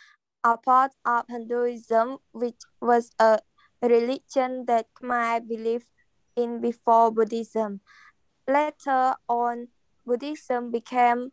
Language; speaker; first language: English; non-native, learner; Khmer